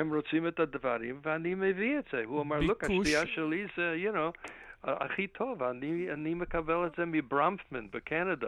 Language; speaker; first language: Hebrew; non-native, fluent; English